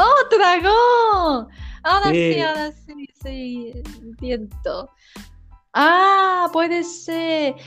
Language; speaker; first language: Spanish; non-native, learner; Chinese